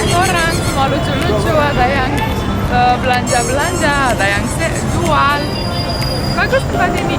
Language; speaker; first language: Indonesian; non-native, fluent; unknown